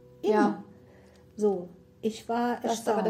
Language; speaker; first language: German; non-native, fluent; Russian